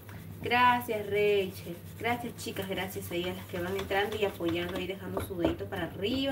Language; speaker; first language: Spanish; native; Spanish